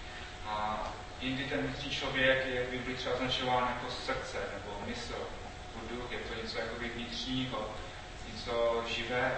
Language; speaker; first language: Czech; non-native, fluent; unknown